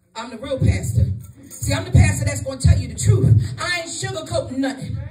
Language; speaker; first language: English; native; English